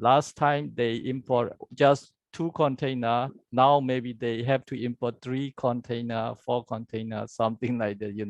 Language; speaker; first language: English; non-native, learner; Burmese